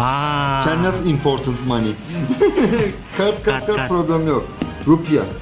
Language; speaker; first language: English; non-native, learner; Turkish